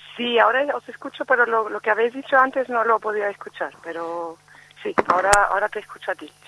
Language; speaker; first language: Spanish; non-native, fluent; Turkish